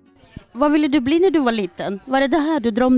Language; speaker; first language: Swedish; native; Swedish